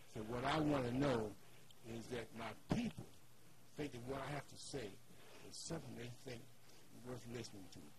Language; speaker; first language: English; native; English